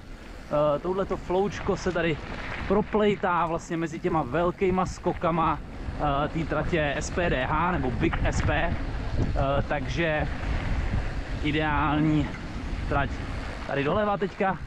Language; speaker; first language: Czech; native; Czech